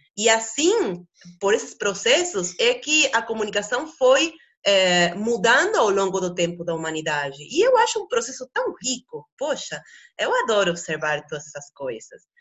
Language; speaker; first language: Portuguese; non-native, fluent; Spanish